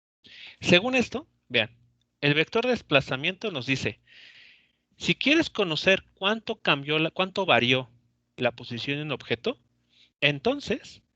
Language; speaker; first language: Spanish; native; Spanish